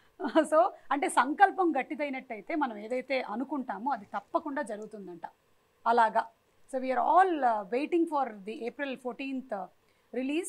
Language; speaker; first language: Telugu; native; Telugu